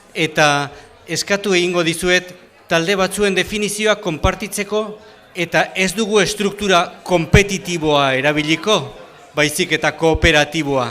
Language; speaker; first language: Basque; native; Basque